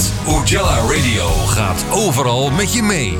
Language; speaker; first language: Dutch; native; Dutch